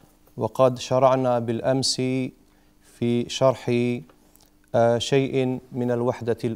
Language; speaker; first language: Arabic; non-native, fluent; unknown